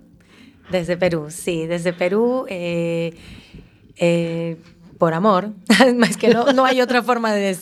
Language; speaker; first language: Spanish; native; Spanish